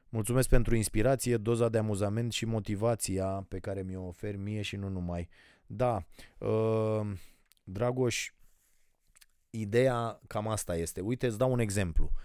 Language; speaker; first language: Romanian; native; Romanian